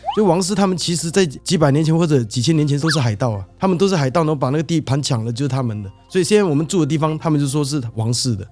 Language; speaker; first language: Chinese; native; Chinese